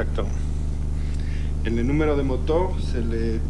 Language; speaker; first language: French; non-native, learner; Spanish